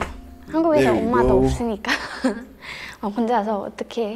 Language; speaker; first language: Korean; non-native, fluent; Thai